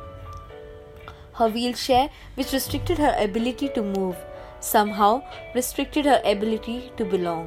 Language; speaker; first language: English; non-native, local second language; Hindi